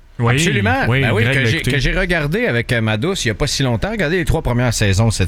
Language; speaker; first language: French; native; French